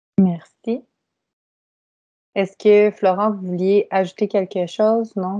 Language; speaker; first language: French; native; French